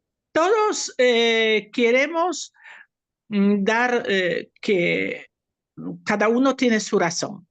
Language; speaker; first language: Spanish; non-native, fluent; Polish